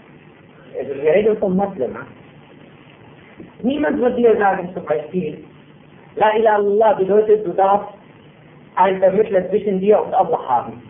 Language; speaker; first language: German; non-native, fluent; Arabic